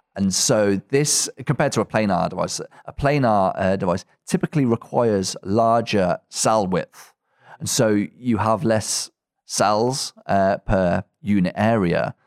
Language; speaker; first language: English; native; English